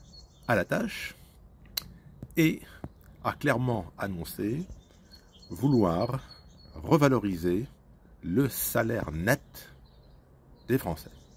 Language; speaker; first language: French; native; French